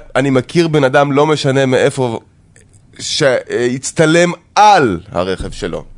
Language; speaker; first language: Hebrew; native; Hebrew